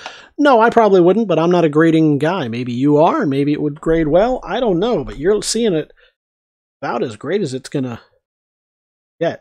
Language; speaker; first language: English; native; English